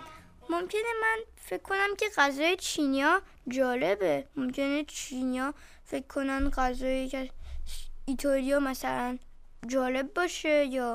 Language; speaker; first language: Persian; early bilingual, heritage; Persian